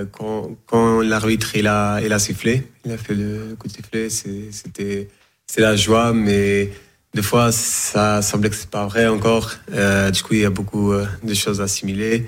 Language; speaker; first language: French; non-native, fluent; Portuguese